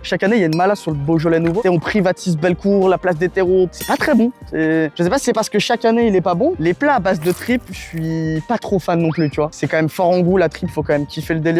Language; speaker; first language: French; native; French